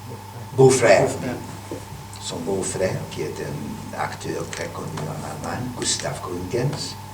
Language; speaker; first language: French; non-native, fluent; Hungarian